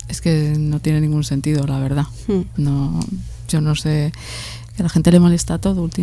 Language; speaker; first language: Spanish; native; Spanish